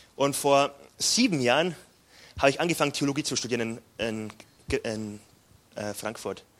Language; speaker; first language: German; native; German